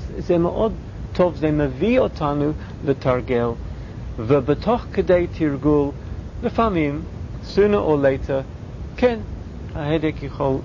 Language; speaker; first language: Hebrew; non-native, fluent; English